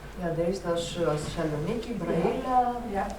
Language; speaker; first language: German; non-native, fluent; Greek